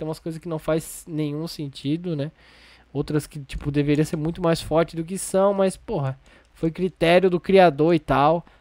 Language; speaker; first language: Portuguese; native; Portuguese